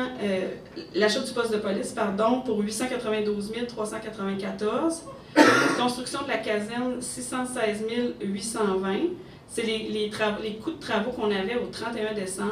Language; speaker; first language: French; native; French